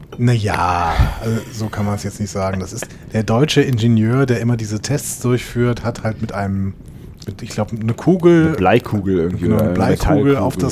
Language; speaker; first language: German; native; German